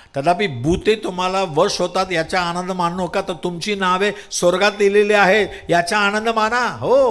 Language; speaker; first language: Marathi; non-native, local second language; Tamil